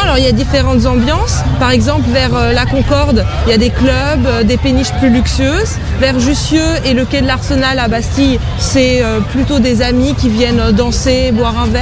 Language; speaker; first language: French; native; French